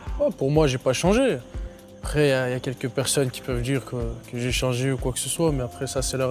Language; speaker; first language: French; native; French